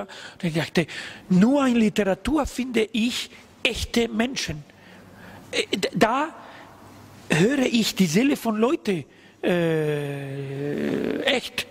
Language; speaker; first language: German; non-native, learner; Spanish